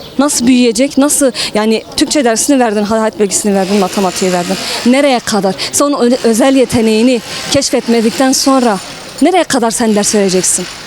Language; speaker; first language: Turkish; non-native, local second language; Kurdish